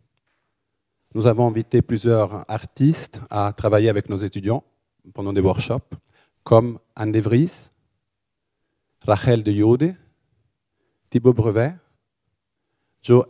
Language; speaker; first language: French; native; French